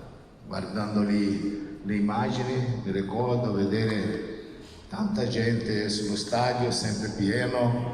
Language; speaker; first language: Italian; non-native, fluent; Portuguese